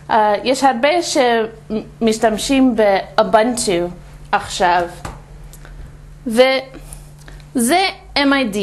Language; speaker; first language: Hebrew; non-native, fluent; English